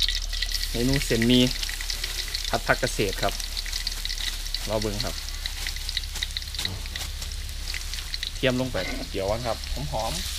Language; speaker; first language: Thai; non-native, local second language; Northeastern Thai